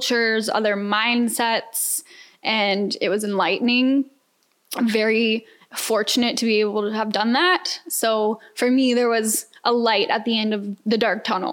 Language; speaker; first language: English; native; English